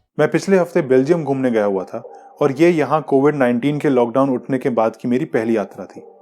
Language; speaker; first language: Hindi; native; Hindi